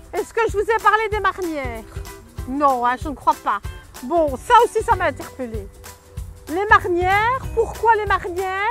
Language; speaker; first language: French; native; French